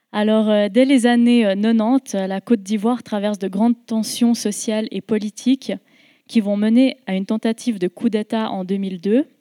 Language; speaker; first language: French; native; French